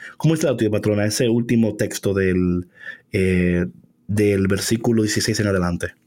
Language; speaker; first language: Spanish; early bilingual, heritage; Spanish